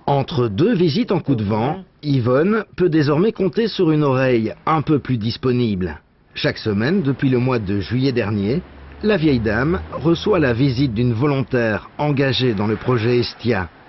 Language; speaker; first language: French; native; French